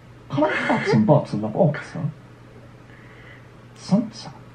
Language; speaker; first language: English; non-native, fluent; Korean